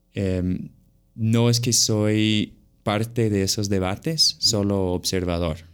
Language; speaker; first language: Spanish; non-native, fluent; English